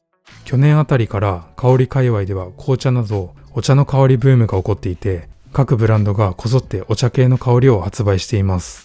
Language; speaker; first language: Japanese; native; Japanese